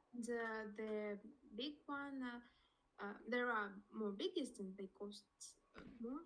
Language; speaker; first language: English; non-native, learner; Russian